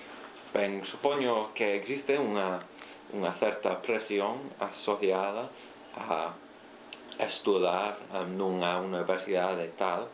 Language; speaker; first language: Galician; non-native, learner; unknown